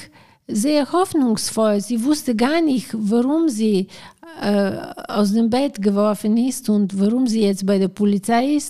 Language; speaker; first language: German; non-native, fluent; Bulgarian